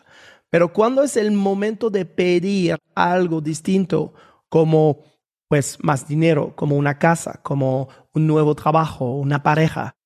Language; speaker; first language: Spanish; non-native, fluent; French